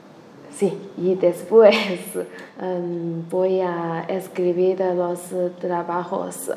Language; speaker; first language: Spanish; non-native, learner; Chinese